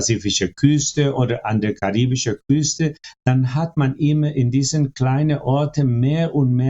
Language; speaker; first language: German; non-native, fluent; Spanish